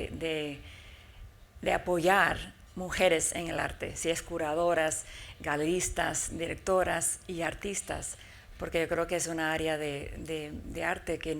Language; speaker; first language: Spanish; early bilingual, heritage; Spanish